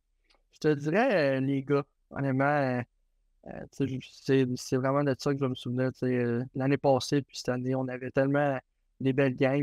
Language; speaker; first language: French; native; French